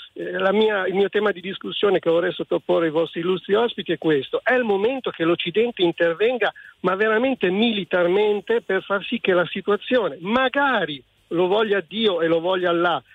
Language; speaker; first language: Italian; native; Italian